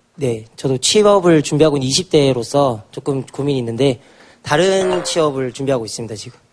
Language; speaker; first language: Korean; native; Korean